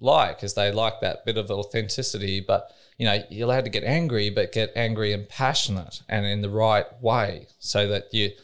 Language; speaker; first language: English; native; English